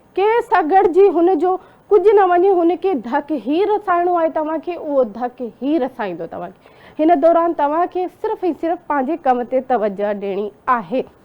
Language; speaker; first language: Sindhi; non-native, local second language; Urdu